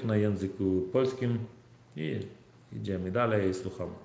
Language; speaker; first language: Polish; non-native, fluent; Turkmen